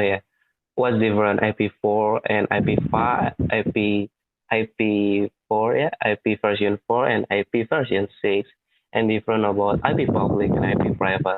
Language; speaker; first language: English; non-native, learner; Indonesian